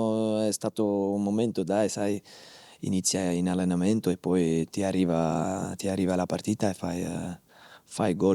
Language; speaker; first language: Italian; non-native, fluent; Dutch